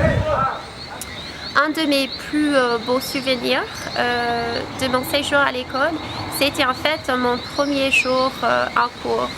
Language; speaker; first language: French; non-native, fluent; English